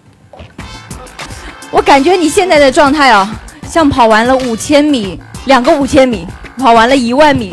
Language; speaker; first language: Chinese; native; Chinese